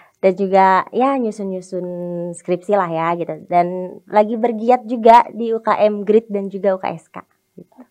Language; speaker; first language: Indonesian; native; Indonesian